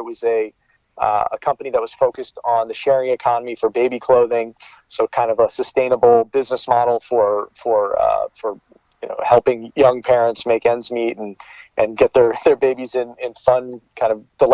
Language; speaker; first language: English; native; English